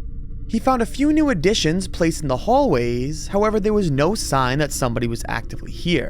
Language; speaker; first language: English; native; English